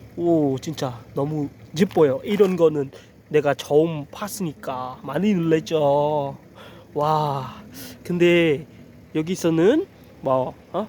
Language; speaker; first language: Korean; non-native, learner; Khmer